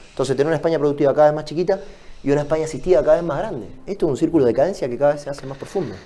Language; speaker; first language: Spanish; native; Spanish